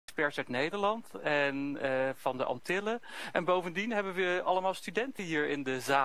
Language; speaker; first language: Dutch; native; Dutch